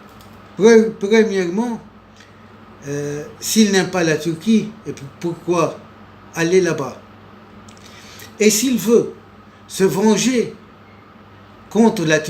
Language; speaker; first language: French; non-native, local second language; Arabic